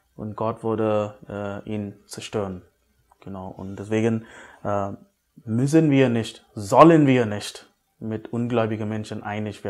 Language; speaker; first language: German; non-native, fluent; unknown